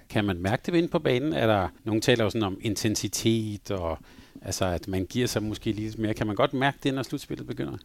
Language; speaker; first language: Danish; native; Danish